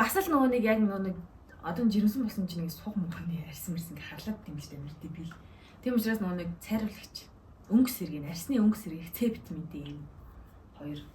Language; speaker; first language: Mongolian; native; Mongolian